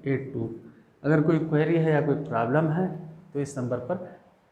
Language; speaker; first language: Hindi; native; Hindi